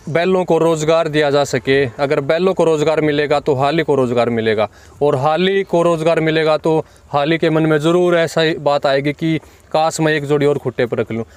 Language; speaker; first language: Hindi; native; Hindi